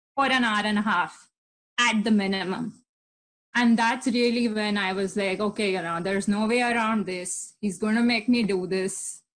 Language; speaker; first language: English; non-native, local second language; Hindi